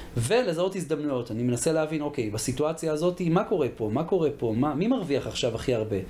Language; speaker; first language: Hebrew; native; Hebrew